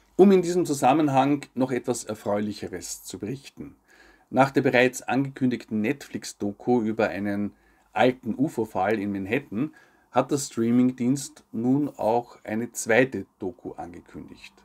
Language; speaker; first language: German; native; German